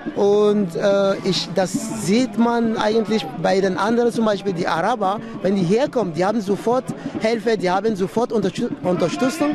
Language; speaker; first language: German; non-native, fluent; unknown